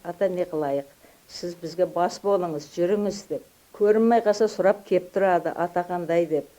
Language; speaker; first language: Uzbek; non-native, local second language; Kazakh